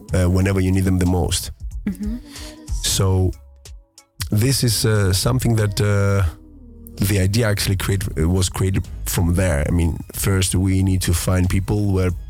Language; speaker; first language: English; early bilingual, other home language; Greek